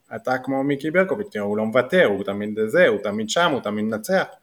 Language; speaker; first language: Hebrew; native; Hebrew